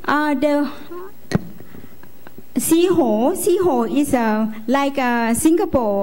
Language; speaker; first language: English; non-native, learner; Lao